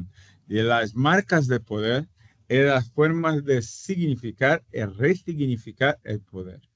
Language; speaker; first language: Spanish; non-native, fluent; Portuguese